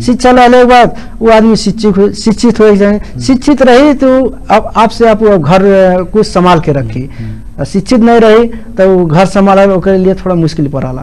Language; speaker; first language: Bhojpuri; non-native, local second language; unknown